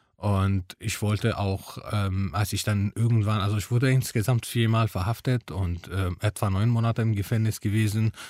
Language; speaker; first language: German; non-native, fluent; Arabic